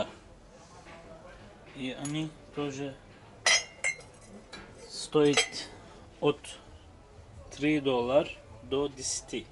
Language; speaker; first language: Russian; non-native, learner; Turkish